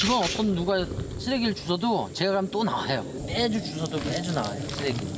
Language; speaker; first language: Korean; native; Korean